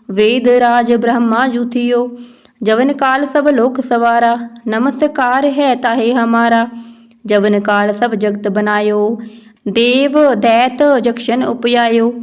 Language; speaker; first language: Hindi; non-native, local second language; Punjabi